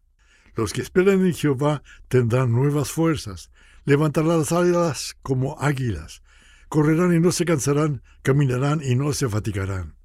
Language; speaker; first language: Spanish; non-native, fluent; English